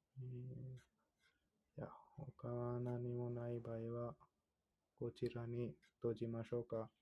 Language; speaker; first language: Japanese; non-native, fluent; Hindi